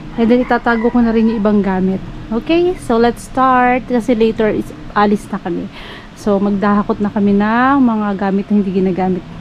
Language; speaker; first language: Filipino; native; Filipino